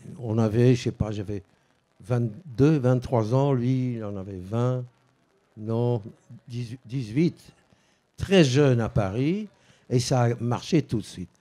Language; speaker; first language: French; early bilingual, other home language; Dutch